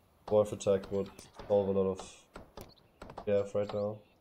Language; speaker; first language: English; non-native, fluent; German